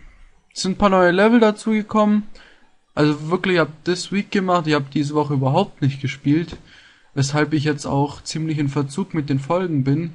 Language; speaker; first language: German; native; German